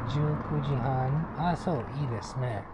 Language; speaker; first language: Japanese; non-native, learner; English